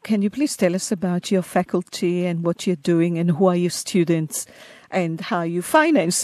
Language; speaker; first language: English; non-native, fluent; Hebrew